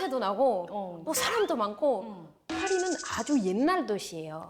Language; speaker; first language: Korean; non-native, fluent; French